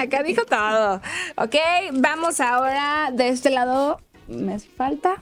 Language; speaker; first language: Spanish; native; Spanish